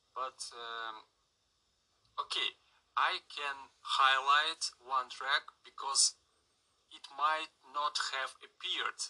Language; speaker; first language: English; non-native, learner; Russian